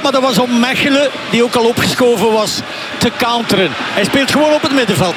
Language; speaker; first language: Dutch; native; Dutch